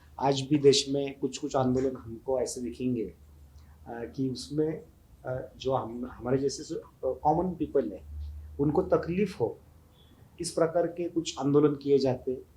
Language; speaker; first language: Hindi; non-native, local second language; Marathi